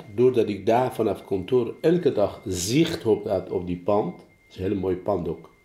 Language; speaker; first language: Dutch; non-native, fluent; Persian